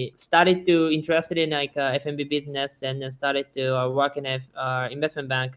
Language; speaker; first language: English; non-native, fluent; Japanese